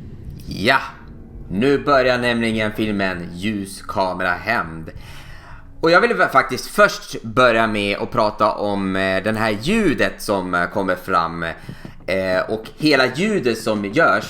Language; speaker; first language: Swedish; native; Swedish